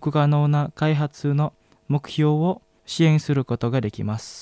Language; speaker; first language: Japanese; non-native, fluent; Indonesian